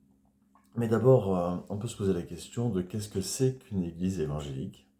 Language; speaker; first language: French; native; French